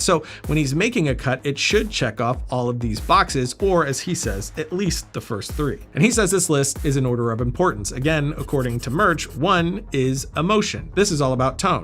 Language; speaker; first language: English; native; English